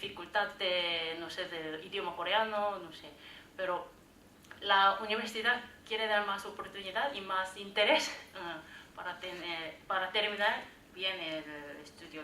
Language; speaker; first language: Spanish; non-native, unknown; Korean